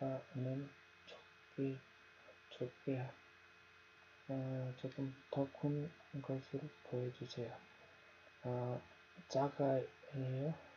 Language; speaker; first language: Korean; non-native, learner; Nepali